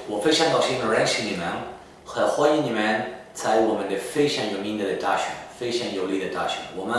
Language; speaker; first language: Chinese; non-native, fluent; Spanish